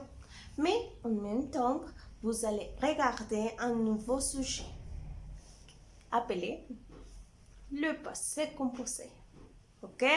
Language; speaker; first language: French; non-native, fluent; Spanish